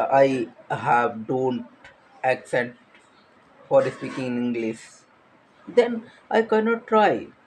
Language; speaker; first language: English; non-native, learner; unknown